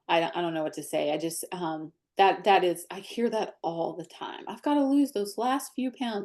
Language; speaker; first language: English; native; English